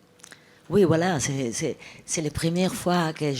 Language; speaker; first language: French; non-native, fluent; Italian